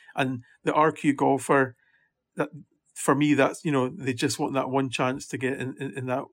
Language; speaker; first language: English; native; English